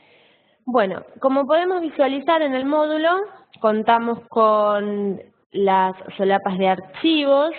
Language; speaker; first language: Spanish; native; Spanish